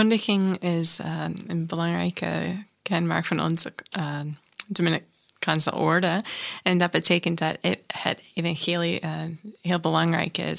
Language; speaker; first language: Dutch; non-native, learner; English